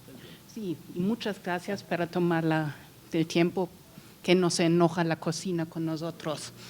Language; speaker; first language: Spanish; non-native, learner; German